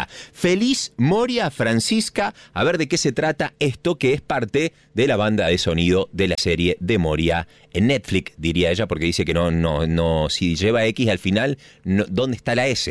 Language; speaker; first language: Spanish; native; Spanish